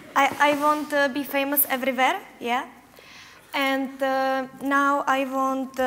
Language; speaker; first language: English; non-native, learner; Czech